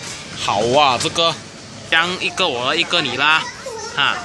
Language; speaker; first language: Chinese; native; Chinese